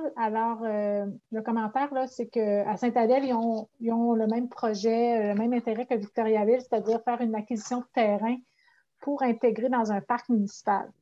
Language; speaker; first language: French; native; French